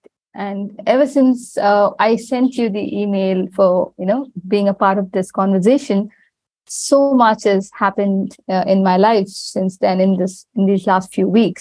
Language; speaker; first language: English; non-native, local second language; Tamil